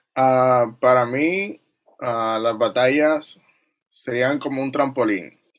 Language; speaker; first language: English; non-native, learner; Spanish